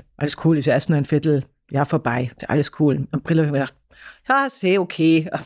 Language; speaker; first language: German; native; German